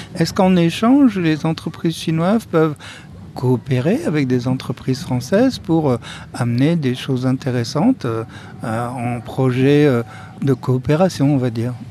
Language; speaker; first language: French; native; French